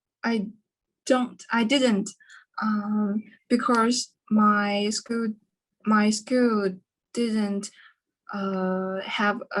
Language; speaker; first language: English; non-native, learner; Chinese